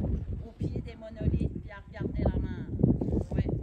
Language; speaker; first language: French; native; French